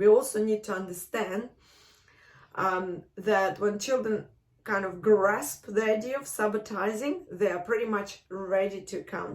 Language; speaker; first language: English; non-native, fluent; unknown